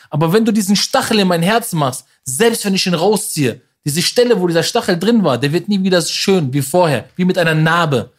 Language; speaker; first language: German; early bilingual, other home language; Persian